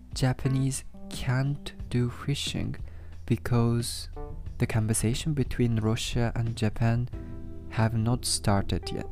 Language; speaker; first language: English; non-native, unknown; Japanese